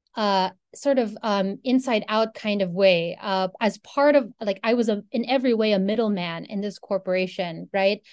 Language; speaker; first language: English; non-native, local second language; Filipino